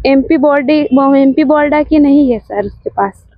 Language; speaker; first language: Hindi; native; Hindi